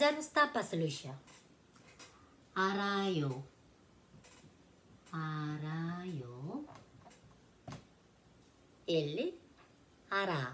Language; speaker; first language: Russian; non-native, learner; Korean